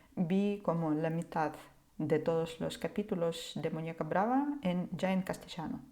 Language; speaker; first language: Spanish; non-native, fluent; Ukrainian